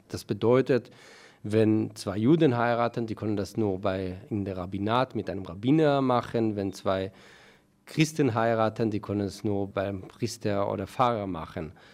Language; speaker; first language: German; non-native, fluent; Hebrew